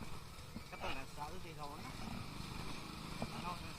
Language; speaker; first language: Filipino; non-native, local second language; Cebuano